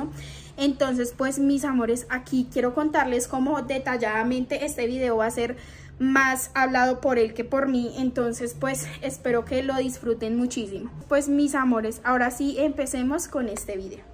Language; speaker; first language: Spanish; native; Spanish